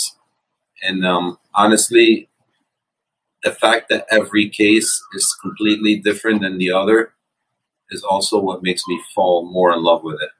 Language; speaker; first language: English; non-native, fluent; Arabic